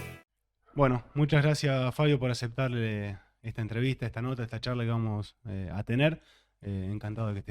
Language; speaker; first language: Spanish; native; Spanish